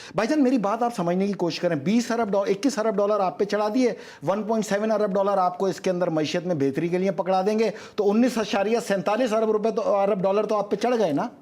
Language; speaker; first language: Urdu; native; Urdu